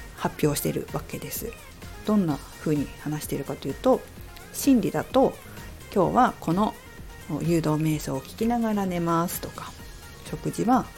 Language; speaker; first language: Japanese; native; Japanese